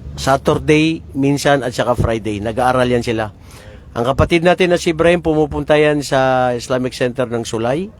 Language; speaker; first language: Filipino; non-native, local second language; Maranao